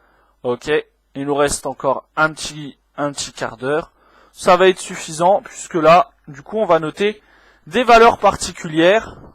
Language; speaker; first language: French; native; French